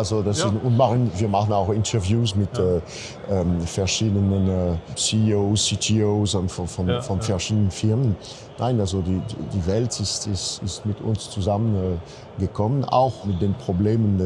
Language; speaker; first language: German; non-native, fluent; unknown